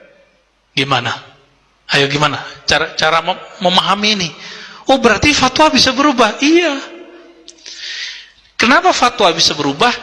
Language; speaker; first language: Indonesian; native; Indonesian